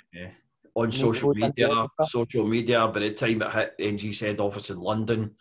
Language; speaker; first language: English; native; English